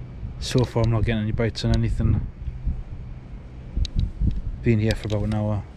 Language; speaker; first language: English; native; English